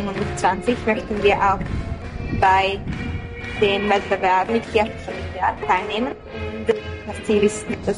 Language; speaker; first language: German; non-native, local second language; Hungarian